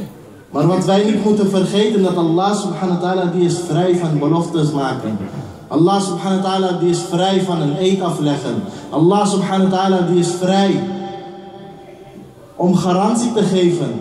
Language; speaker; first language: Dutch; early bilingual, heritage; Urdu